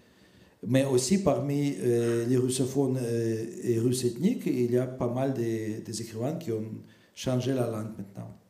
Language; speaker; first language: French; non-native, fluent; Russian